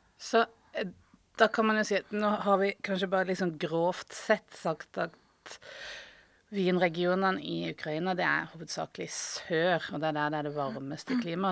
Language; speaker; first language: Norwegian; native; Norwegian